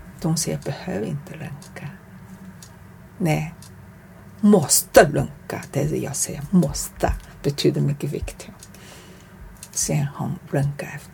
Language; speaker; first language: Swedish; non-native, learner; Chinese